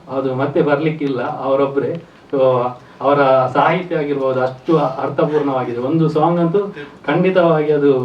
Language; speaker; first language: Kannada; non-native, local second language; Tulu